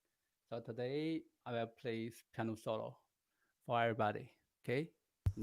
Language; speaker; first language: English; non-native, learner; Chinese